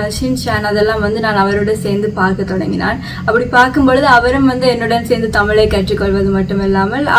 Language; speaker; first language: Tamil; early bilingual, heritage; Tamil